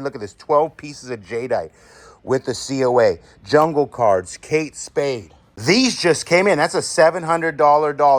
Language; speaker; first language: English; native; English